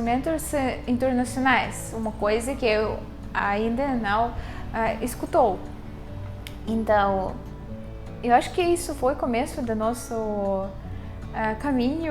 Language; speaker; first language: Portuguese; non-native, fluent; Russian